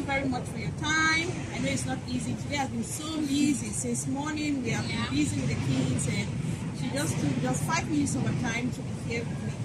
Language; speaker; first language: English; non-native, learner; Chinese